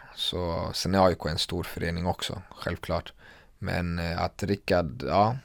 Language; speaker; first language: Swedish; early bilingual, other home language; Kurdish